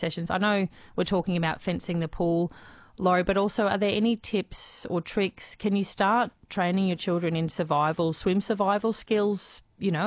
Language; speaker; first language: English; native; English